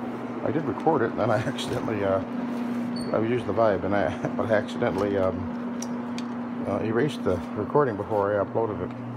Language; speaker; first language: English; native; English